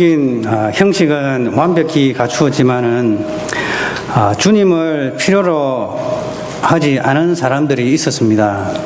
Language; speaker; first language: Korean; native; Korean